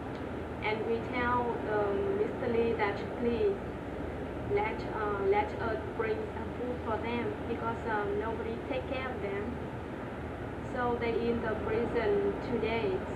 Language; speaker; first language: English; non-native, learner; Vietnamese